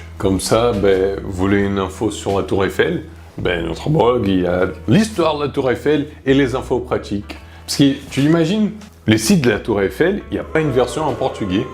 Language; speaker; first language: French; non-native, fluent; Portuguese